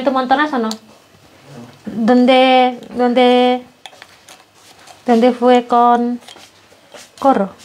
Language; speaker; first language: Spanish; non-native, learner; Indonesian